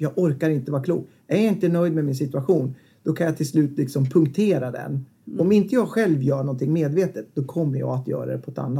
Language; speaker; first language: Swedish; native; Swedish